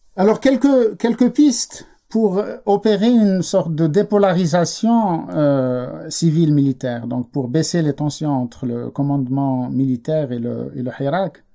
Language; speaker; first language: French; non-native, local second language; Arabic